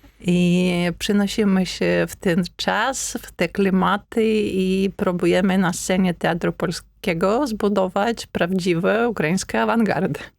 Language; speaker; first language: Polish; non-native, fluent; Ukrainian